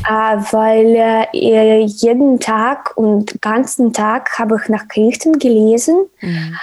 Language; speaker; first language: German; non-native, learner; Ukrainian